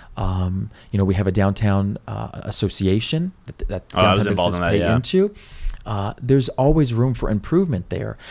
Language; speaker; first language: English; native; English